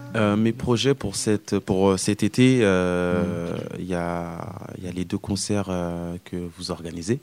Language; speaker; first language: French; native; French